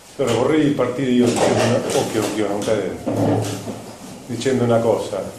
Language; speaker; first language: Italian; non-native, fluent; Spanish